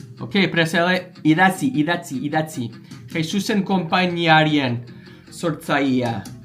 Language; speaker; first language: Basque; non-native, learner; English